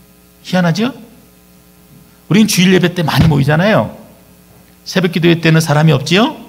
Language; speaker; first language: Korean; native; Korean